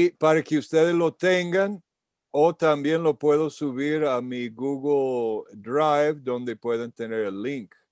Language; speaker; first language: Spanish; non-native, fluent; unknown